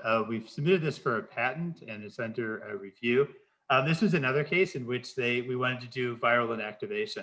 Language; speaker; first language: English; native; English